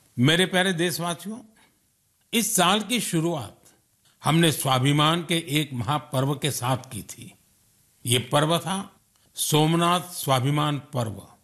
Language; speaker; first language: Hindi; non-native, local second language; Gujarati